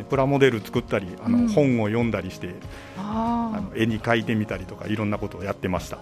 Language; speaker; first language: Japanese; native; Japanese